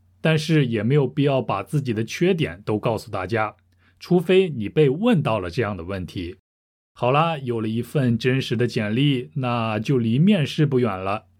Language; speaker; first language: Chinese; native; Chinese